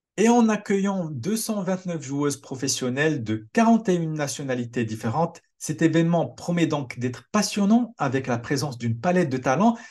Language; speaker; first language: French; non-native, local second language; Arabic